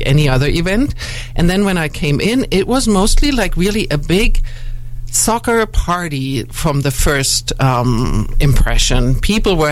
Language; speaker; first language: English; non-native, fluent; German